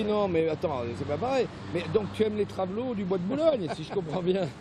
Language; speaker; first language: French; native; French